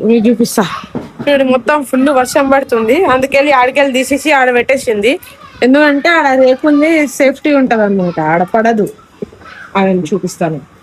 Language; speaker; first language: Telugu; non-native, local second language; Lambadi